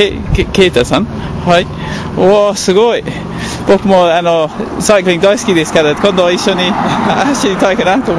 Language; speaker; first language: Japanese; non-native, learner; English